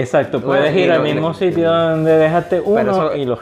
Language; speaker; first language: Spanish; native; Spanish